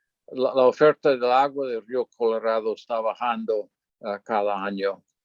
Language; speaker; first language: Spanish; non-native, fluent; English